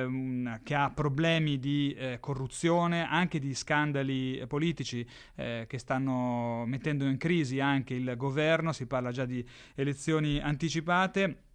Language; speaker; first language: Italian; native; Italian